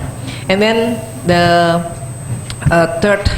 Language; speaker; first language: English; non-native, fluent; Indonesian